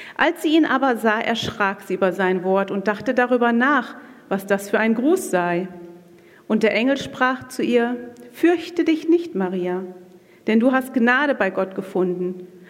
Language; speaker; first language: German; native; German